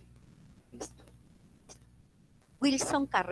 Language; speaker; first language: Spanish; native; Spanish